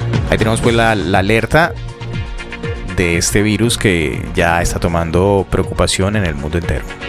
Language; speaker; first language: Spanish; native; Spanish